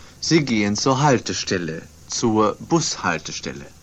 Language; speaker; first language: German; non-native, fluent; Swedish